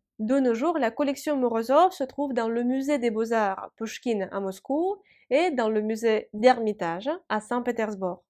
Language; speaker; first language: French; non-native, fluent; Russian